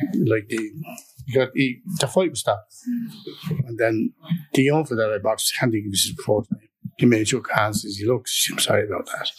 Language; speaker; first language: English; native; English